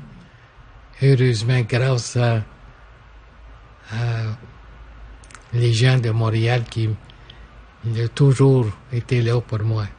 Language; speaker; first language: French; non-native, fluent; English